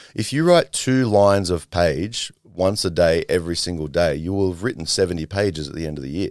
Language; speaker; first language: English; native; English